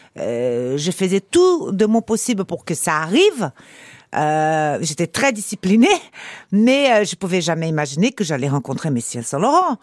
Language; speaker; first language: French; non-native, fluent; Portuguese